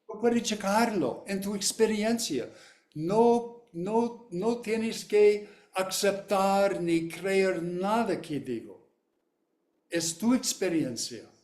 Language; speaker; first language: Spanish; non-native, learner; English